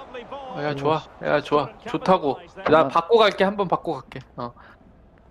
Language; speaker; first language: Korean; native; Korean